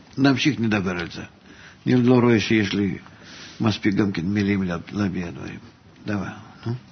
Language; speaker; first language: Hebrew; non-native, fluent; Russian